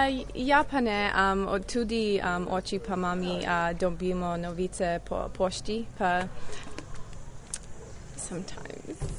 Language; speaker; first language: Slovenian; early bilingual, heritage; Slovenian